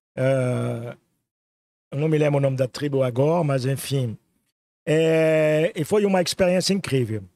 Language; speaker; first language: Portuguese; non-native, fluent; French